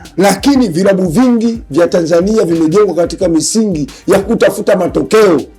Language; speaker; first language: Swahili; native; Swahili